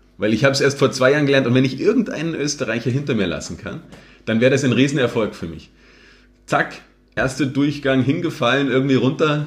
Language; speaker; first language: German; native; German